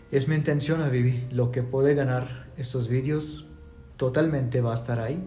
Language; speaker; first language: Spanish; non-native, fluent; Urdu